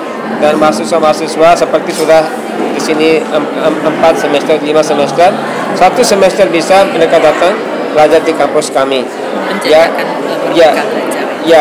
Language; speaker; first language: Indonesian; non-native, fluent; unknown